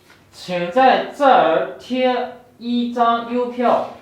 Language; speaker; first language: Chinese; non-native, fluent; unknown